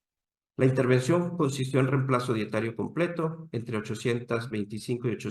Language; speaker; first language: Spanish; native; Spanish